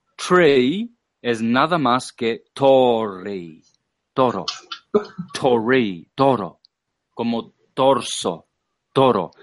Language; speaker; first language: Spanish; non-native, fluent; English